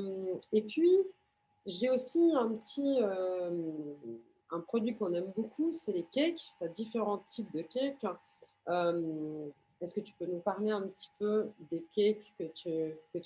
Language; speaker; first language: French; native; French